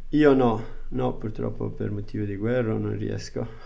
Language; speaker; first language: Italian; non-native, learner; Persian